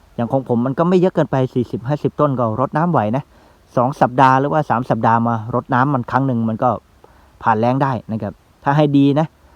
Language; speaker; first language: Thai; non-native, local second language; Northeastern Thai